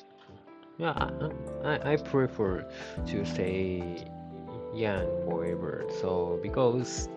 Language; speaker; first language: English; non-native, learner; Japanese